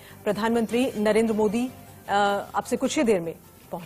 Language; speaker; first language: Hindi; native; Hindi